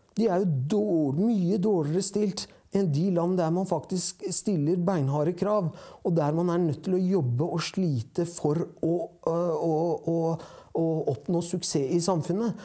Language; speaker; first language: Norwegian; early bilingual, other home language; Persian